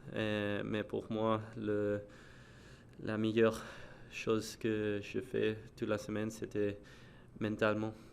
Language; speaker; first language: French; non-native, learner; English